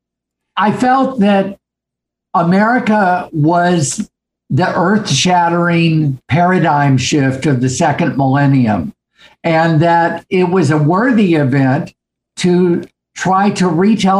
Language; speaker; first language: English; native; English